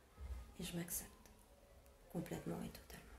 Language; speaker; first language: French; non-native, fluent; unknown